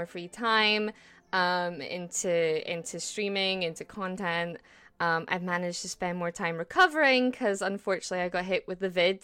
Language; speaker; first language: English; native; English